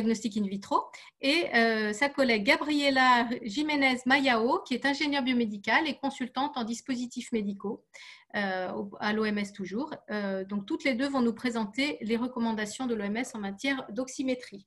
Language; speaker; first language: French; native; French